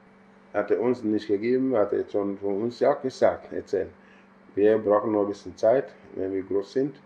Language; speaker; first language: German; non-native, fluent; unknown